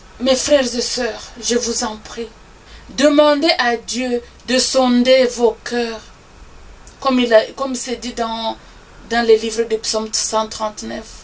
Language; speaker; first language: French; non-native, local second language; Swahili